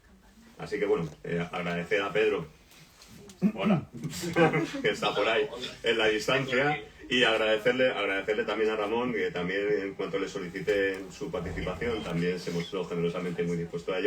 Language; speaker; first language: Spanish; native; Spanish